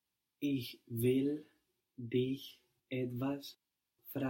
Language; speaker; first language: German; non-native, learner; English